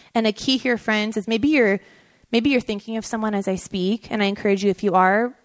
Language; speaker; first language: English; early bilingual, other home language; Persian